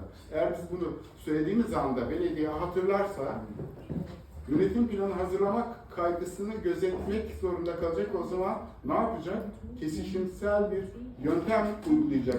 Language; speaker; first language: Turkish; native; Turkish